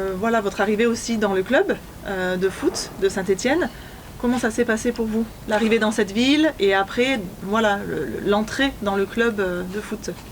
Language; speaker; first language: French; native; French